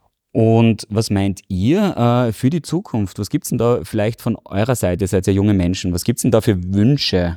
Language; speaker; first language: German; native; German